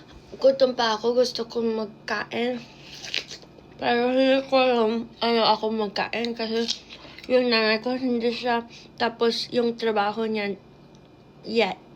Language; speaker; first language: Filipino; non-native, learner; English